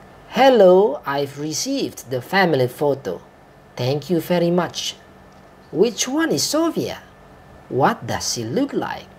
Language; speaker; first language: English; non-native, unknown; Indonesian